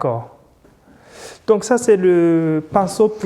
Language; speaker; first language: French; non-native, fluent; Japanese